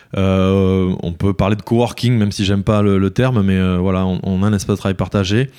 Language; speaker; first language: French; native; French